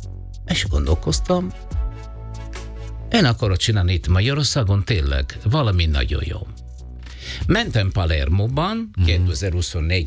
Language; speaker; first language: Hungarian; non-native, learner; Italian